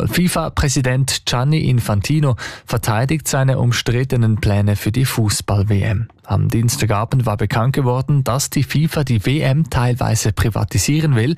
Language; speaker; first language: German; native; German